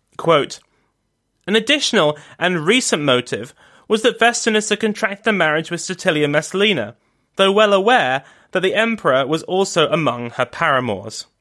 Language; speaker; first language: English; native; English